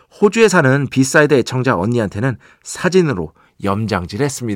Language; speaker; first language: Korean; native; Korean